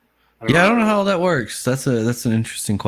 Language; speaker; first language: English; native; English